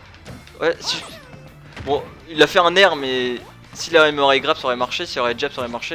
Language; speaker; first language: French; native; French